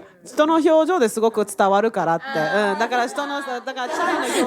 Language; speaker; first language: Japanese; native; Japanese